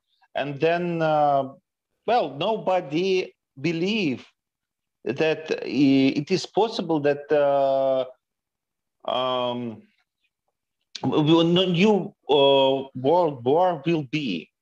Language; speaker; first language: English; non-native, fluent; Ukrainian